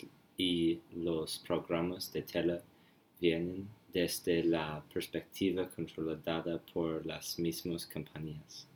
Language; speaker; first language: Spanish; non-native, learner; English